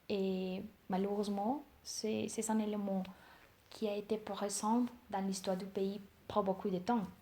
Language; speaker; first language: French; non-native, learner; Spanish